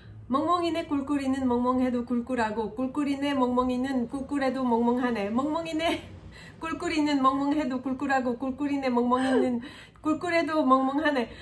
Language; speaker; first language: Korean; non-native, fluent; French